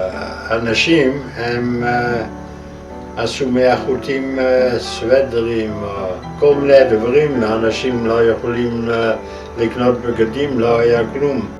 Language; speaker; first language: Hebrew; non-native, fluent; Dutch